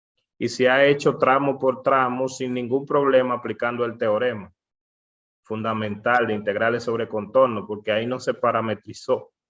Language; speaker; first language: Spanish; native; Spanish